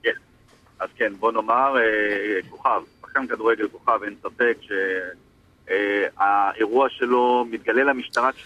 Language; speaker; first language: Hebrew; native; Hebrew